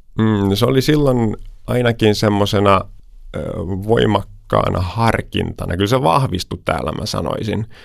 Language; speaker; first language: Finnish; early bilingual, heritage; Finnish